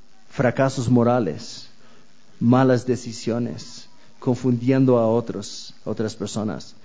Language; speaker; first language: Spanish; non-native, fluent; English